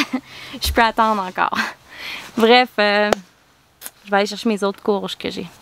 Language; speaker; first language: French; native; French